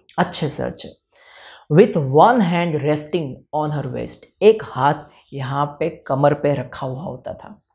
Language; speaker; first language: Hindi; non-native, local second language; Gujarati